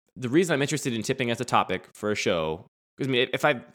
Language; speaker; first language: English; native; English